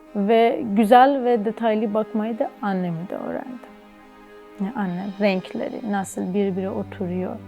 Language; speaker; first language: Turkish; non-native, learner; Persian